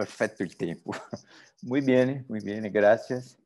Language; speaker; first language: Spanish; non-native, learner; Portuguese